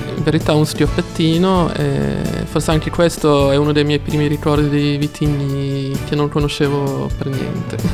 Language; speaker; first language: Italian; non-native, fluent; Swedish